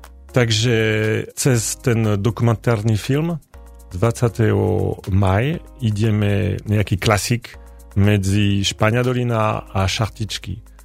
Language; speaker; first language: Slovak; non-native, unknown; French